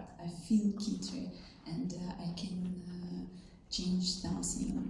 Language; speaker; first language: English; non-native, learner; Russian